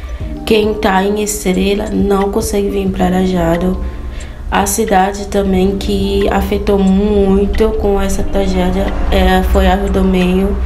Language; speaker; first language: Portuguese; non-native, fluent; Haitian Creole